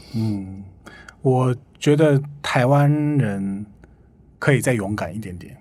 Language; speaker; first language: Chinese; non-native, fluent; Korean